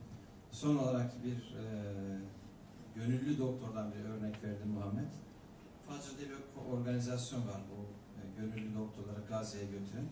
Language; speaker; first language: Turkish; native; Turkish